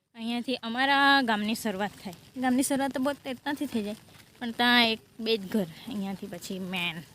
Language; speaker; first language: Gujarati; native; Gujarati